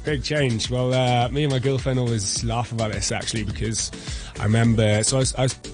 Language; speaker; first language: English; native; English